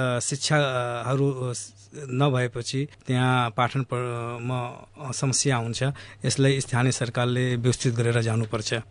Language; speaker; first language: Nepali; non-native, local second language; Awadhi